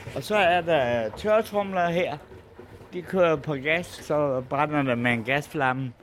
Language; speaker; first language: Danish; early bilingual, other home language; German